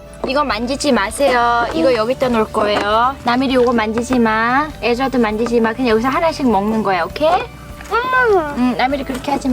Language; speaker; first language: Korean; early bilingual, heritage; Korean